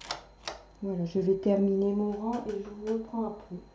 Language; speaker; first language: French; native; French